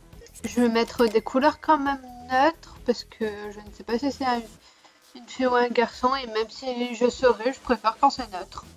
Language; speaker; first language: French; native; French